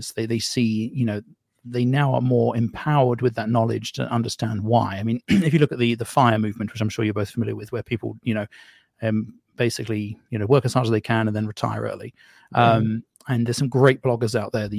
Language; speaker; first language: English; native; English